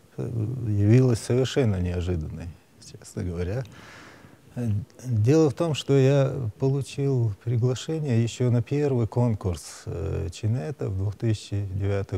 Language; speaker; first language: Russian; non-native, local second language; Chechen